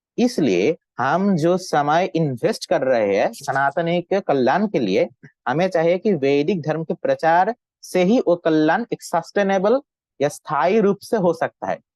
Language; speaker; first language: Hindi; non-native, fluent; Bangla